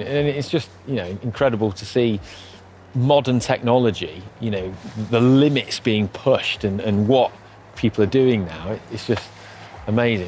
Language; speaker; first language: English; native; English